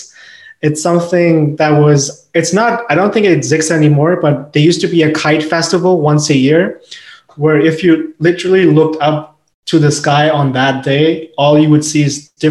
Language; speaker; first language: English; non-native, local second language; Urdu